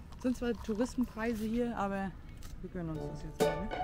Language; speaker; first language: German; native; German